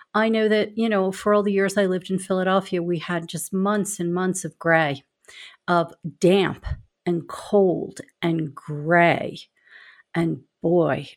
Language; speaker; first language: English; native; English